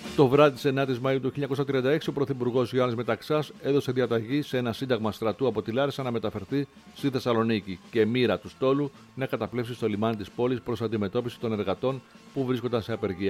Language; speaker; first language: Greek; native; Greek